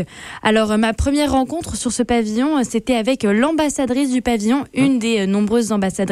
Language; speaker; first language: French; native; French